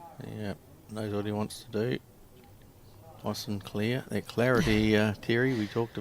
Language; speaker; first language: English; native; English